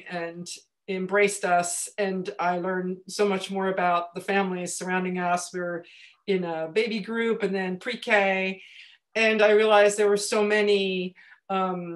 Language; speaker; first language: English; native; English